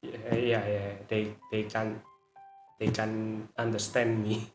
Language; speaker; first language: English; non-native, learner; Indonesian